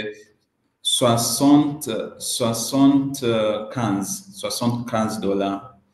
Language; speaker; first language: French; non-native, learner; Swahili